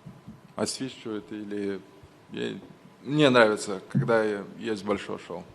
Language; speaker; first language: Russian; non-native, local second language; Romanian